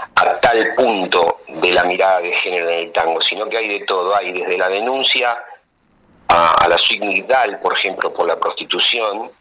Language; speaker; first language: Spanish; native; Spanish